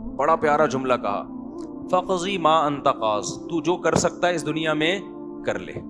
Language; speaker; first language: Urdu; native; Urdu